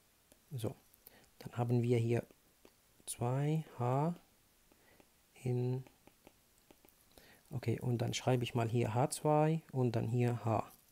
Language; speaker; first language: German; non-native, fluent; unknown